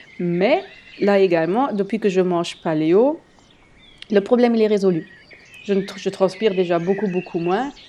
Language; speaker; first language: French; non-native, fluent; German